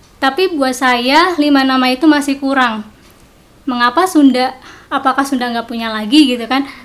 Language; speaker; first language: Indonesian; non-native, local second language; Sundanese